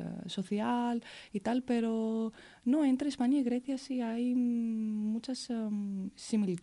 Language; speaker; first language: Spanish; non-native, fluent; Greek